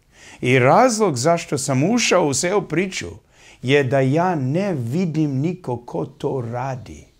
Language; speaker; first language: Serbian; early bilingual, heritage; English